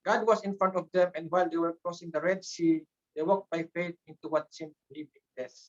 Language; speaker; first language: English; non-native, local second language; Filipino